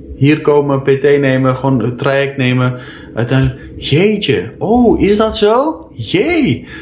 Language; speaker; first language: Dutch; early bilingual, heritage; Dutch